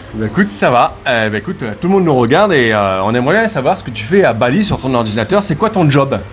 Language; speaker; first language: French; native; French